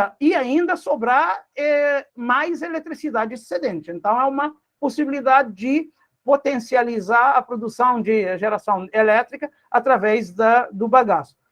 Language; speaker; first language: Portuguese; non-native, local second language; Kabuverdianu